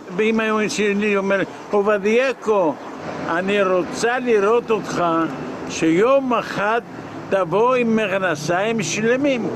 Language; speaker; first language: Hebrew; non-native, fluent; Ladino